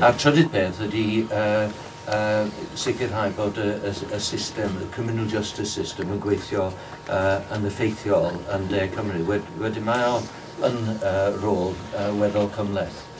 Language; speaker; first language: Welsh; non-native, local second language; English